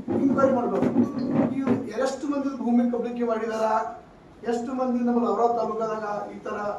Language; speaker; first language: Kannada; native; Kannada